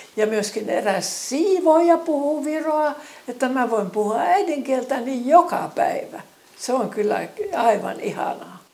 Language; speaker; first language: Finnish; early bilingual, other home language; Estonian